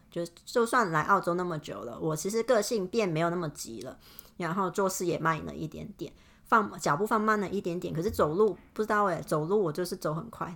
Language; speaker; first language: Chinese; non-native, local second language; Cantonese